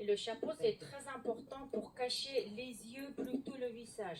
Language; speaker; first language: French; non-native, learner; Mongolian